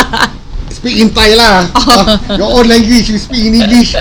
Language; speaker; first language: English; non-native, local second language; Malay